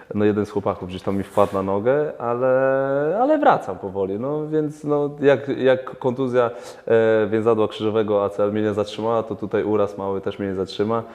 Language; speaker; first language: Polish; native; Polish